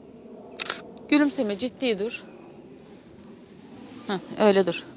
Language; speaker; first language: Turkish; native; Turkish